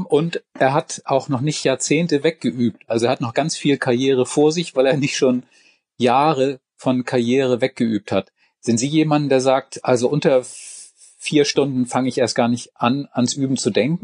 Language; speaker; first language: German; native; German